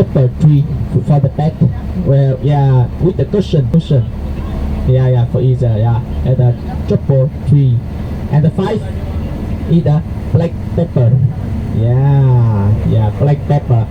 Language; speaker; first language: English; non-native, learner; Vietnamese